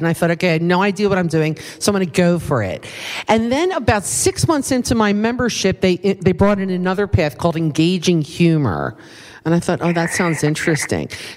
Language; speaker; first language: English; native; English